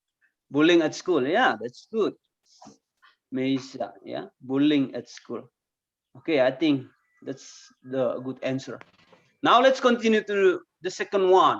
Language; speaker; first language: English; non-native, fluent; Indonesian